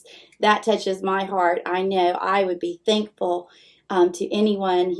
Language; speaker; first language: English; native; English